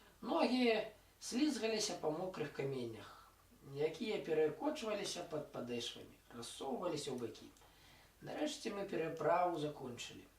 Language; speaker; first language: Belarusian; non-native, local second language; Russian